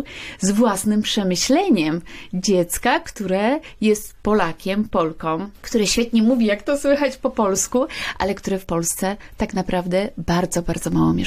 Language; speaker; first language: Polish; native; Polish